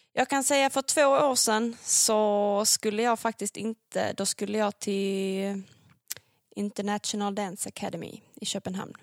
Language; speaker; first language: Swedish; native; Swedish